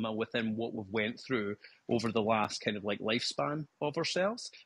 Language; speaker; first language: English; native; English